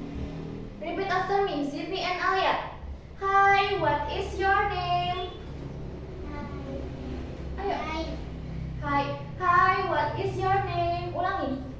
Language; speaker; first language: English; non-native, fluent; Indonesian